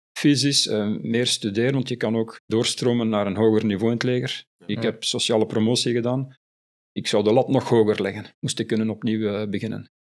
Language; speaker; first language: Dutch; native; Dutch